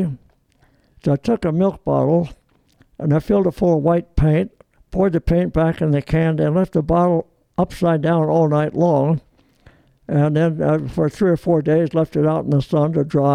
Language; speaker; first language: English; early bilingual, other home language; Italian